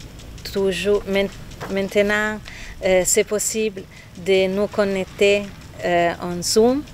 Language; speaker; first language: French; non-native, fluent; Italian